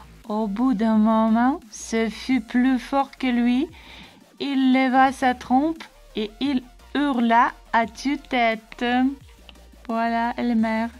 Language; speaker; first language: French; non-native, fluent; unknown